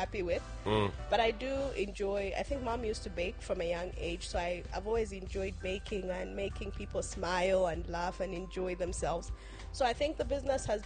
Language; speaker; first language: English; non-native, local second language; Tumbuka